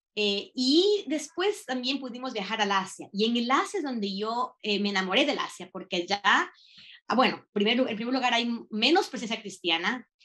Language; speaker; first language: Spanish; native; Spanish